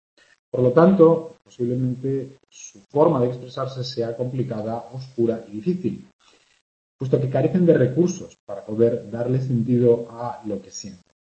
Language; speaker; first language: Spanish; native; Spanish